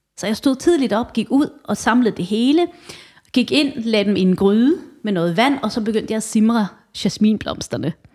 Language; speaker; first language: Danish; early bilingual, other home language; Arabic